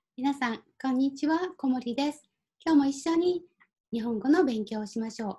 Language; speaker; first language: Japanese; native; Japanese